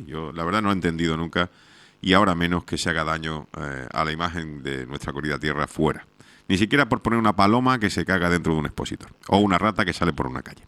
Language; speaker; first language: Spanish; native; Spanish